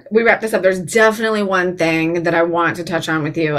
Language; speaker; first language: English; native; English